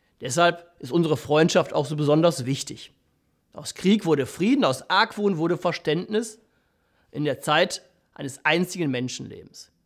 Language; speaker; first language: German; native; German